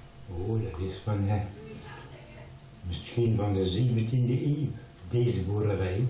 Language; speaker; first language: Dutch; non-native, local second language; Limburgish